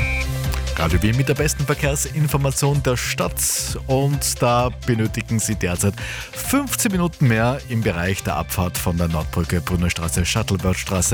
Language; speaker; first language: German; native; German